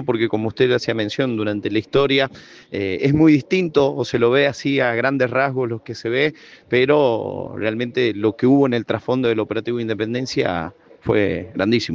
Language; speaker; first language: Spanish; native; Spanish